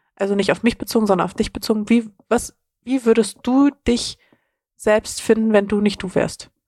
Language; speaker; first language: German; native; German